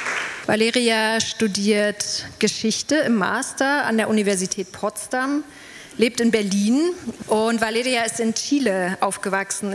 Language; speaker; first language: German; native; German